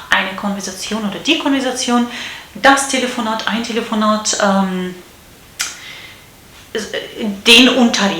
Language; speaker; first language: German; non-native, fluent; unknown